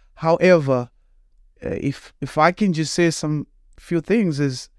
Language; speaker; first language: English; non-native, local second language; Shona